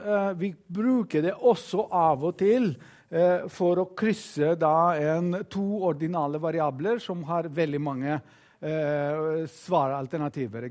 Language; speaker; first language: Norwegian; non-native, fluent; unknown